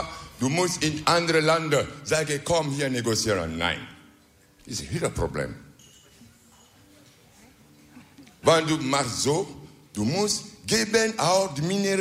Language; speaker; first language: Dutch; non-native, learner; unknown